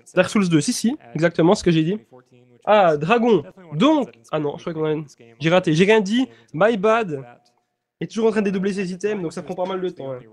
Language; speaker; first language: French; native; French